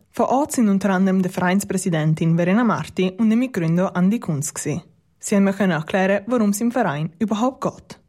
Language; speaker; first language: German; native; German